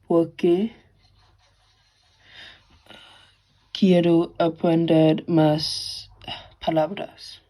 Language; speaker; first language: Spanish; non-native, learner; English